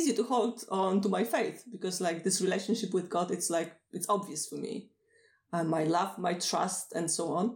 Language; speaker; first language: English; non-native, fluent; Polish